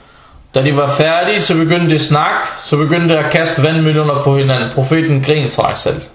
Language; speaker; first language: Danish; early bilingual, other home language; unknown